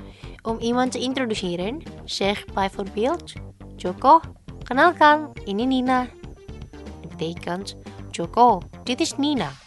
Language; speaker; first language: Dutch; non-native, learner; Indonesian